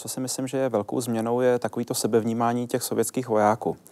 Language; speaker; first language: Czech; native; Czech